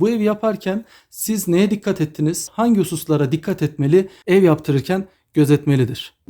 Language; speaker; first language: Turkish; native; Turkish